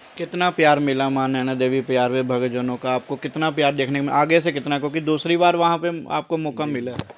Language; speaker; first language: Hindi; non-native, local second language; Punjabi